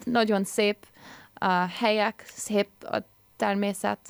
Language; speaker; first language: Hungarian; early bilingual, heritage; English